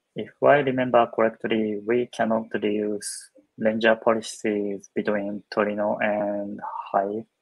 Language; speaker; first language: English; non-native, fluent; Japanese